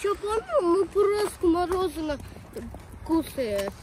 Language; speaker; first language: Russian; native; Russian